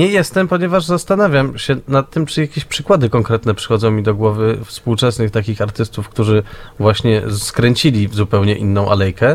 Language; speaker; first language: Polish; native; Polish